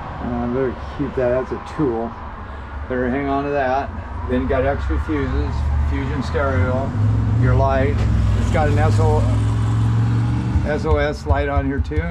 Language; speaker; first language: English; native; English